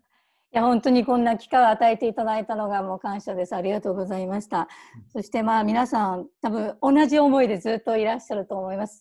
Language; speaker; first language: Japanese; native; Japanese